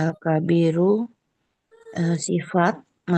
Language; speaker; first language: Arabic; non-native, learner; Indonesian